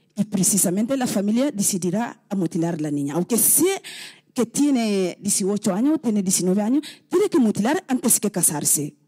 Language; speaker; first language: Spanish; non-native, learner; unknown